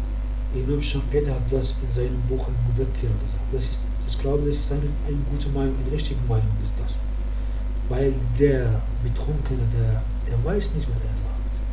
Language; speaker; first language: German; non-native, learner; Arabic